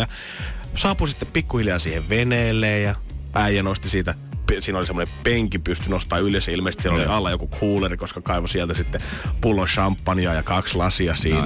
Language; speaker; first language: Finnish; native; Finnish